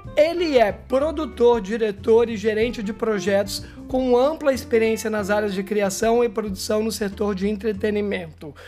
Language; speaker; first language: Portuguese; native; Portuguese